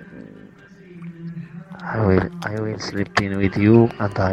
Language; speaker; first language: English; non-native, learner; Arabic